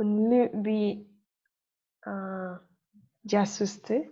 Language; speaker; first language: Turkish; non-native, fluent; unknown